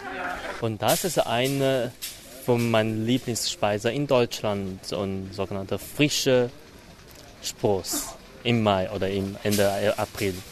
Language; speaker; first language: German; non-native, fluent; Chinese